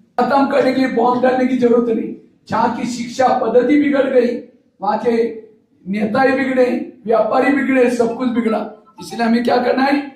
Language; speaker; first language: Hindi; non-native, local second language; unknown